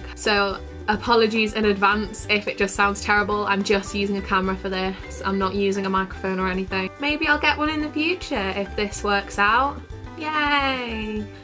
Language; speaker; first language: English; native; English